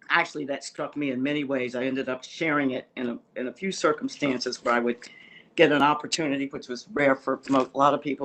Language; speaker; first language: English; native; English